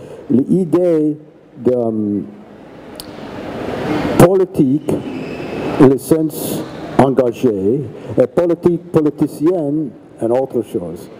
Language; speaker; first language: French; non-native, learner; English